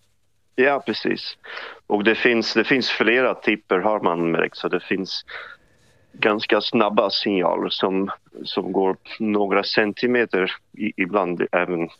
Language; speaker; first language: Swedish; non-native, fluent; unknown